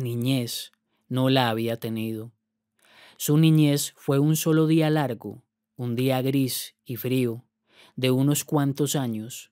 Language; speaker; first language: Spanish; native; Spanish